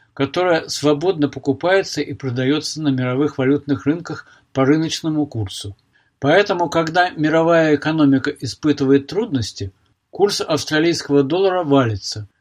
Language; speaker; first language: Russian; native; Russian